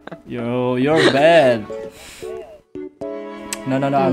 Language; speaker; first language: English; non-native, learner; Indonesian